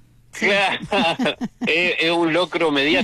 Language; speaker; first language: Spanish; native; Spanish